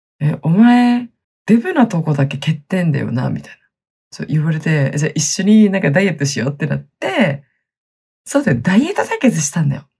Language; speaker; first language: Japanese; native; Japanese